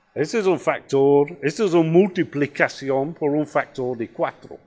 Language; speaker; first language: Spanish; non-native, fluent; English